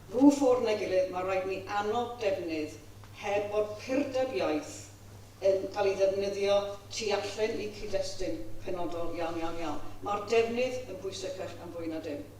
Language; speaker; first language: Welsh; non-native, fluent; English